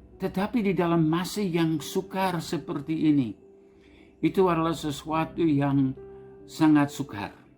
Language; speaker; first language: Indonesian; non-native, fluent; English